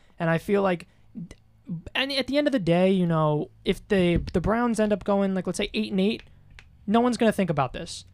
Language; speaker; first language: English; native; English